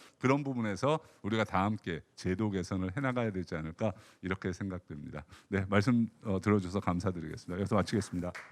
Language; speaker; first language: Korean; native; Korean